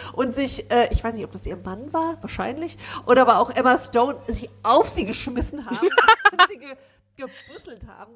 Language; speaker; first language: German; native; German